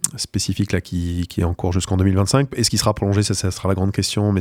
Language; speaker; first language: French; native; French